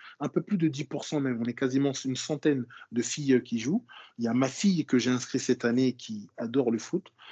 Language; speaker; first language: French; native; French